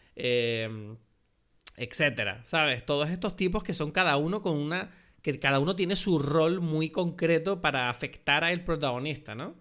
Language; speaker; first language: Spanish; native; Spanish